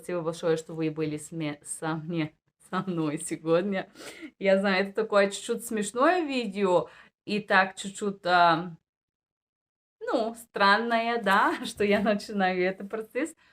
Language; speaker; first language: Russian; non-native, learner; Bulgarian